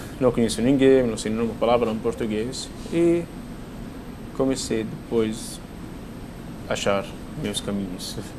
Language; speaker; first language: Portuguese; non-native, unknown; Arabic